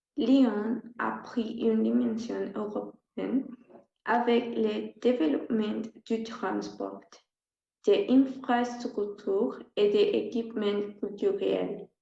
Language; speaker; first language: French; non-native, learner; Spanish